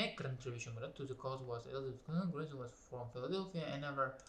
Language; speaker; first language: English; non-native, learner; Uzbek